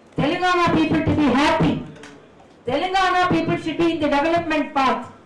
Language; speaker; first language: English; non-native, local second language; Tamil